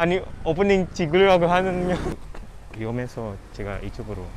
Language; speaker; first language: Korean; non-native, learner; Indonesian